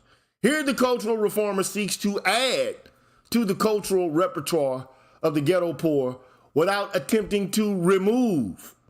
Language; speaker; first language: English; native; English